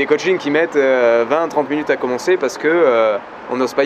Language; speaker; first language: French; native; French